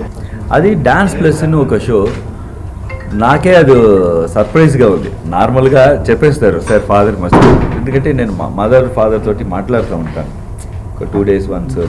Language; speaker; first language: Telugu; non-native, local second language; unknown